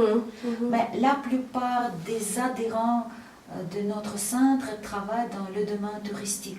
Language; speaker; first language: French; non-native, fluent; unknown